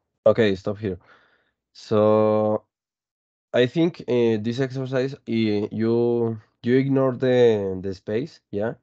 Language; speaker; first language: English; non-native, fluent; Spanish